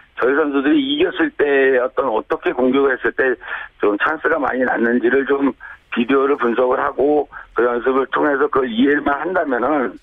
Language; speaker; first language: Korean; native; Korean